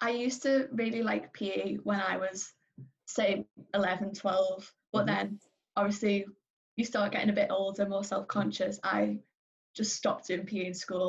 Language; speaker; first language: English; native; English